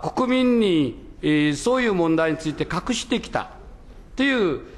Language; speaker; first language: Japanese; native; Japanese